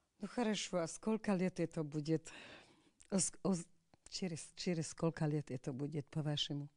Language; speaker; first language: Russian; non-native, learner; Slovak